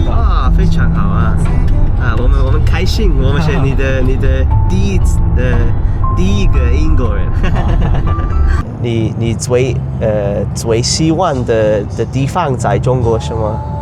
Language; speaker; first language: Chinese; non-native, learner; English